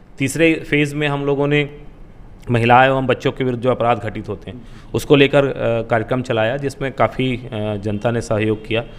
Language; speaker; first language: Hindi; native; Hindi